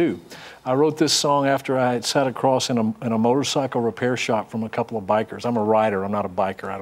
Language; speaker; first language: English; native; English